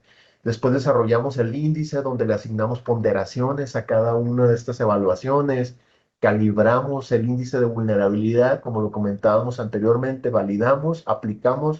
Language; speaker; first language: Spanish; native; Spanish